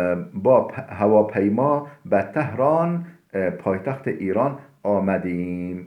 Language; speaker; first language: Persian; non-native, fluent; Turkish